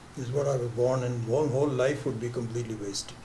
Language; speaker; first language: English; non-native, local second language; Hindi